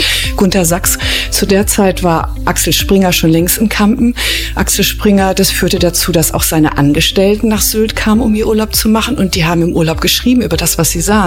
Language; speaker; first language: German; native; German